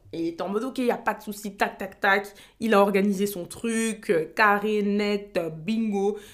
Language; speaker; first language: French; native; French